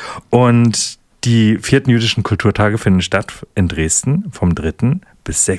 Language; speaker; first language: German; native; German